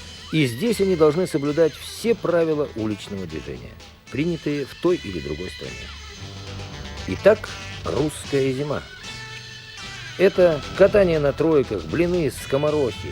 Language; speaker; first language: Russian; native; Russian